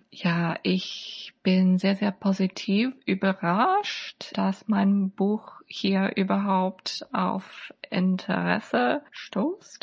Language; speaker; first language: German; non-native, fluent; English